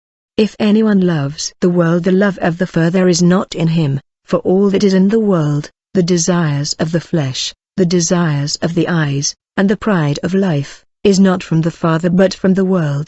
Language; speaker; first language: English; non-native, fluent; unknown